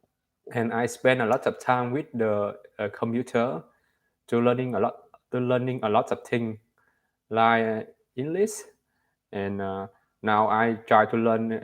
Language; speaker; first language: English; non-native, learner; Vietnamese